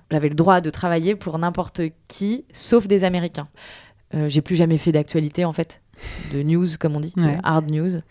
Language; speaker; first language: French; native; French